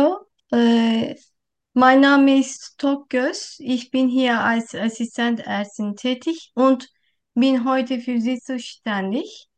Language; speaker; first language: German; non-native, learner; Turkish